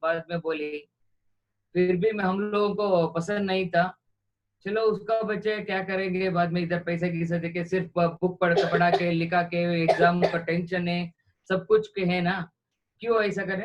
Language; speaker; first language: Hindi; non-native, local second language; Kannada